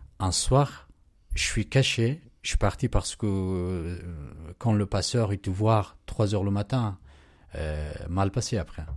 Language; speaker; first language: French; non-native, learner; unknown